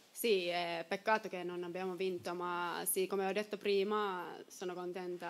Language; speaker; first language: Italian; non-native, learner; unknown